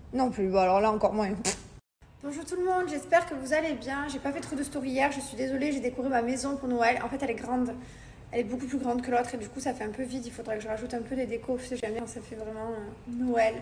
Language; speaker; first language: French; native; French